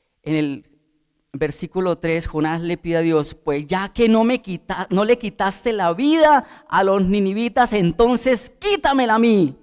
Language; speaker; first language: Spanish; native; Spanish